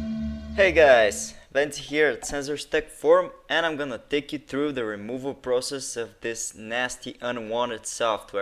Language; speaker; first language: English; non-native, fluent; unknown